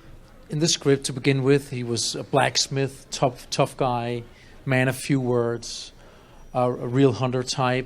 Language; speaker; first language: English; non-native, fluent; Danish